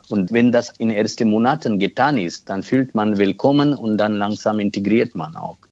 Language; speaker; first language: German; non-native, fluent; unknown